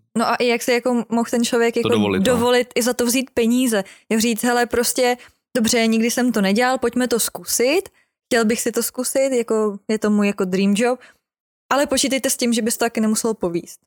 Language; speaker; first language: Czech; native; Czech